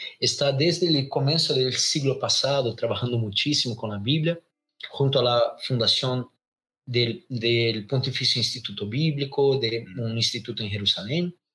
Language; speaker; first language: Spanish; non-native, fluent; Portuguese